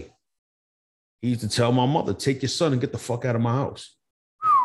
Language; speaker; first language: English; native; English